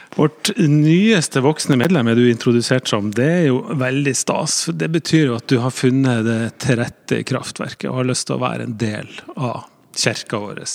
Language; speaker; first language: Norwegian; native; Norwegian